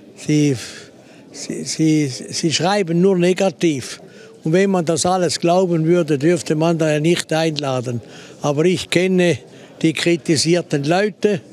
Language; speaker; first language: German; native; German